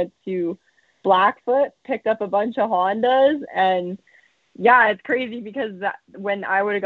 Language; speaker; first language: English; native; English